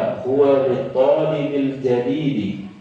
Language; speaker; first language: Arabic; non-native, fluent; Indonesian